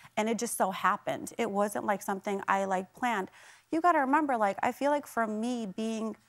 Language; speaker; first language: English; native; English